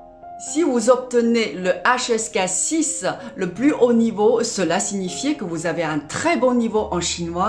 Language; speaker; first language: French; non-native, fluent; Chinese